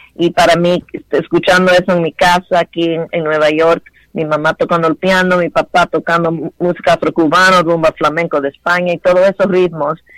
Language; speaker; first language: Spanish; early bilingual, heritage; Spanish